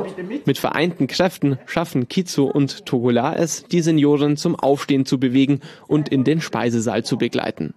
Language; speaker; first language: German; native; German